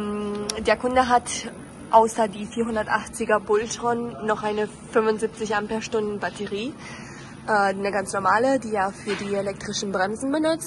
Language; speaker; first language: German; native; German